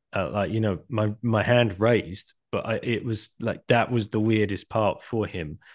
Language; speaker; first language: English; native; English